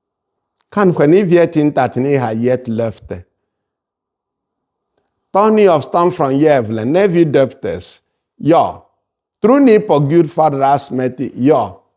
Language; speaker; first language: Swedish; non-native, fluent; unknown